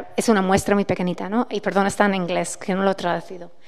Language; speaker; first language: Spanish; non-native, fluent; English